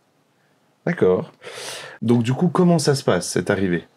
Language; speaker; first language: French; native; French